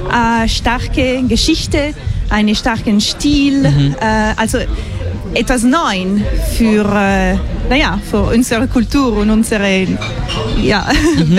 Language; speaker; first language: German; non-native, learner; English